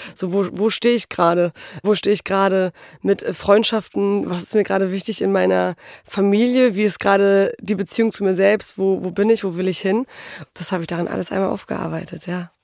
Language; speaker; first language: German; early bilingual, other home language; Polish